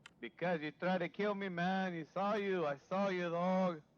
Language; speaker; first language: English; native; English